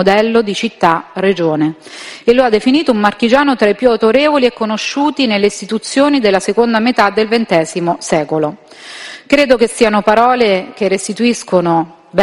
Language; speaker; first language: Italian; native; Italian